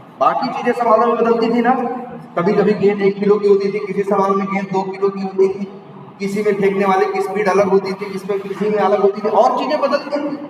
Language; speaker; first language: Hindi; native; Hindi